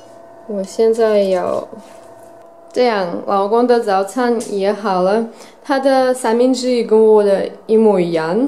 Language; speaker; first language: Chinese; non-native, fluent; Russian